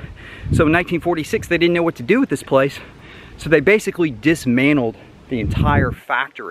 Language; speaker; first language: English; native; English